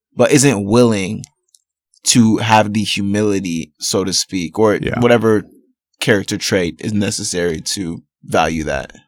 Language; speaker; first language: English; early bilingual, other home language; Yoruba